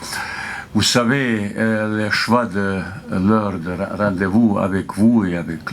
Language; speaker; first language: French; non-native, fluent; Bosnian